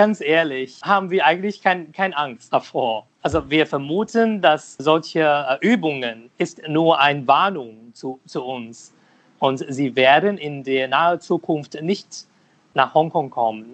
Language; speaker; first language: German; non-native, fluent; Cantonese